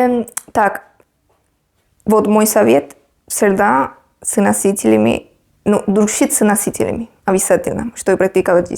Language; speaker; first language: Russian; non-native, fluent; Spanish